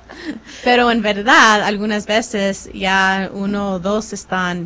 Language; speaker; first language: Spanish; non-native, fluent; English